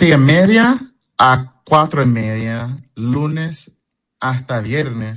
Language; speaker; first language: Spanish; non-native, fluent; English